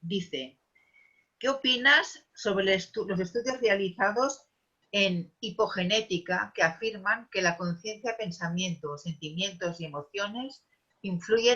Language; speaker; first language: Spanish; native; Spanish